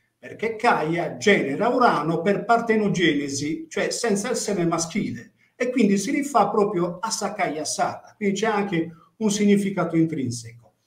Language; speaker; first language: Italian; native; Italian